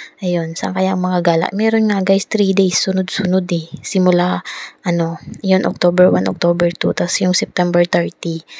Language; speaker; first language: Filipino; native; Filipino